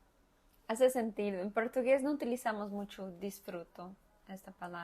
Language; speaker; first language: Spanish; non-native, fluent; Portuguese